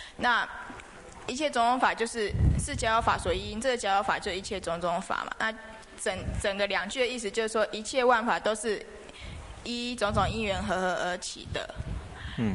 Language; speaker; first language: Chinese; native; Chinese